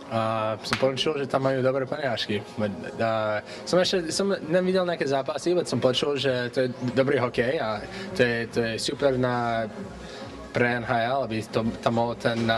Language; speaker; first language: Slovak; early bilingual, heritage; English